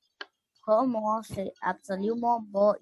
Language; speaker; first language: French; non-native, learner; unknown